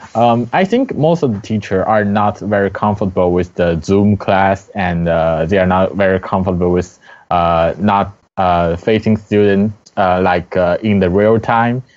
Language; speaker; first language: English; non-native, fluent; Chinese